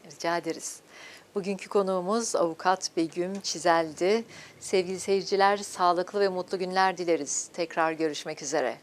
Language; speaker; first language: Turkish; native; Turkish